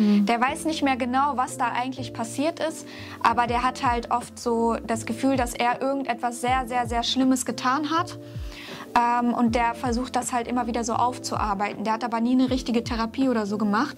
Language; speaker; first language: German; native; German